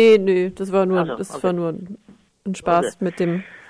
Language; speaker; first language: German; native; German